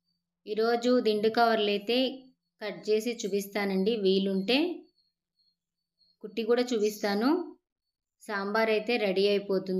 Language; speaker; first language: Telugu; native; Telugu